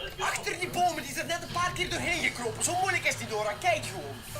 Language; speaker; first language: Dutch; native; Dutch